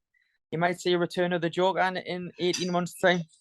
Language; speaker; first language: English; native; English